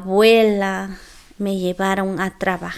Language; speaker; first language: Spanish; non-native, local second language; Zapotec